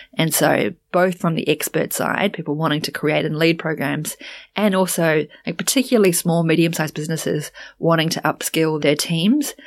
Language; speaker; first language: English; native; English